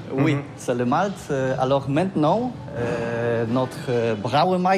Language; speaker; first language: French; non-native, learner; Polish